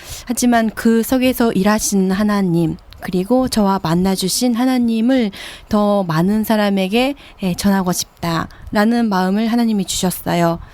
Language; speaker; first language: Korean; early bilingual, heritage; Korean